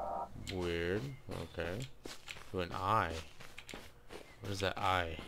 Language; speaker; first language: English; native; English